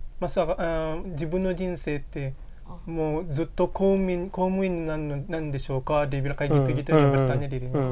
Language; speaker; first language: Japanese; non-native, learner; Indonesian